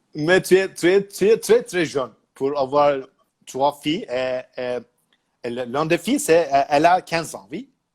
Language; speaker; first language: French; non-native, learner; Turkish